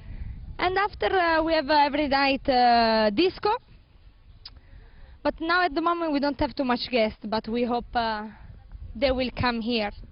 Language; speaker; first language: English; non-native, learner; Italian